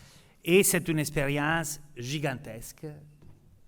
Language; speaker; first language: French; non-native, fluent; Italian